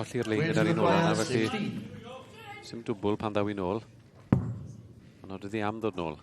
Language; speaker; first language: Welsh; native; Welsh